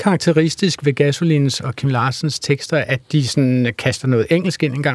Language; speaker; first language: Danish; native; Danish